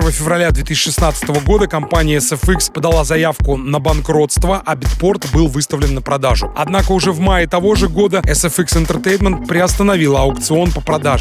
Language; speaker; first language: Russian; native; Russian